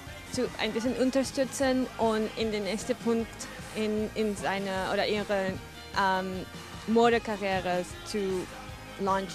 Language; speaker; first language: German; non-native, fluent; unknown